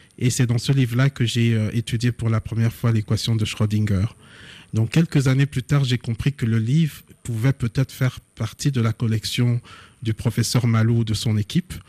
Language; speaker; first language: French; non-native, local second language; Lingala